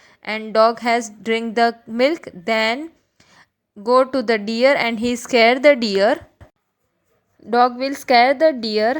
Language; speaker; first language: English; non-native, local second language; Gujarati